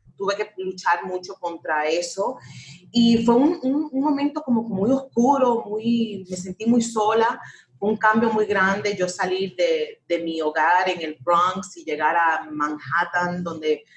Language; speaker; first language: Spanish; early bilingual, heritage; Spanish